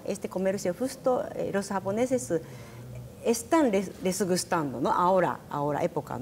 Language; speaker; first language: Spanish; non-native, learner; Japanese